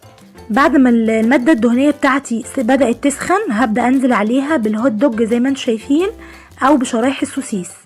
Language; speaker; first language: Arabic; native; Arabic